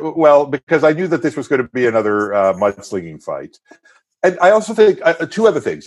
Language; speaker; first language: English; non-native, fluent; French